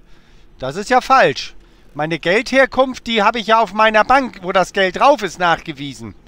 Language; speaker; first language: German; native; German